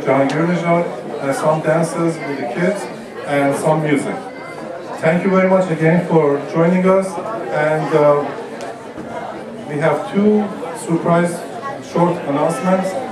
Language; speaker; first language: English; non-native, fluent; Persian